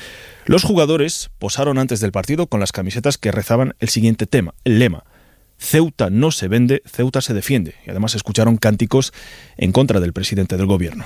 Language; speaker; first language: Spanish; native; Spanish